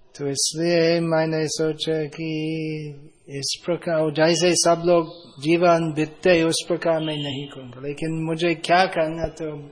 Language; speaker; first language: Hindi; non-native, fluent; English